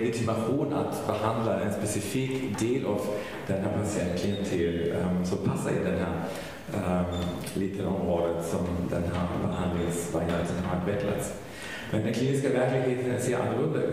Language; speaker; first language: Swedish; non-native, fluent; German